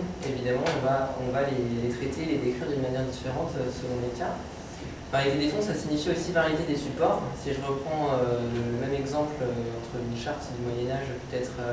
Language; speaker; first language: French; native; French